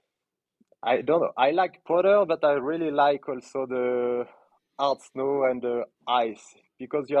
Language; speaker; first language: English; non-native, learner; French